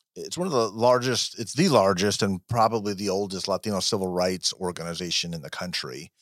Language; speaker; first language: English; early bilingual, other home language; Spanish